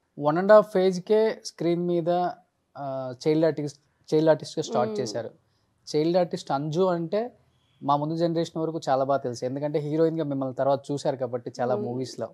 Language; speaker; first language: Telugu; native; Telugu